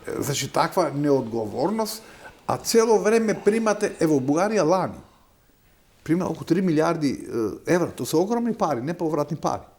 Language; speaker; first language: Macedonian; non-native, local second language; Albanian